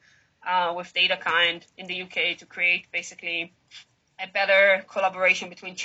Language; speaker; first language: English; non-native, fluent; Hebrew